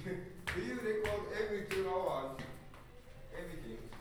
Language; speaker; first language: English; non-native, learner; Japanese